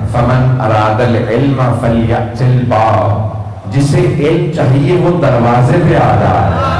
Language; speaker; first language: Urdu; early bilingual, heritage; Urdu